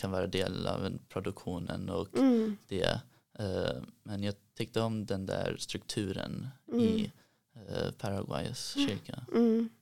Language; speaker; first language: Swedish; early bilingual, heritage; Swedish